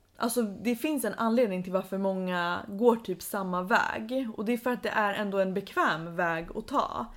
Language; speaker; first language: Swedish; native; Swedish